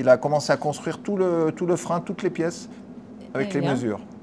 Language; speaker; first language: French; native; French